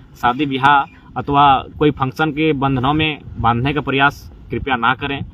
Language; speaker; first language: Hindi; non-native, local second language; Magahi